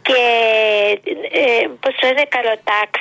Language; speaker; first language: Greek; early bilingual, heritage; Greek